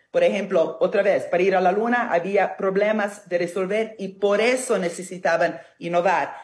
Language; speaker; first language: Spanish; non-native, fluent; Italian